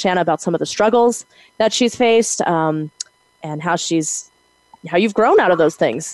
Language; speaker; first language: English; native; English